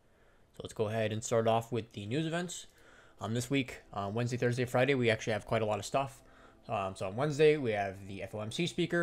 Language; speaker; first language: English; native; English